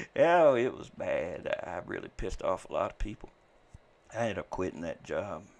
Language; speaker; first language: English; native; English